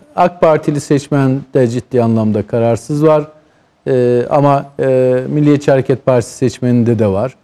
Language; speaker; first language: Turkish; native; Turkish